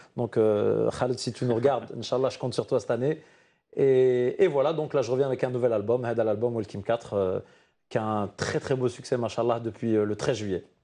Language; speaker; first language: French; non-native, local second language; Arabic